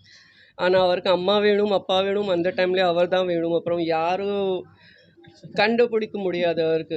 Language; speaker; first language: Tamil; non-native, fluent; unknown